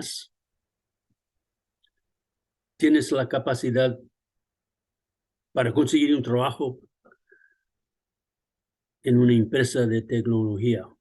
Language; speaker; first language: Spanish; early bilingual, other home language; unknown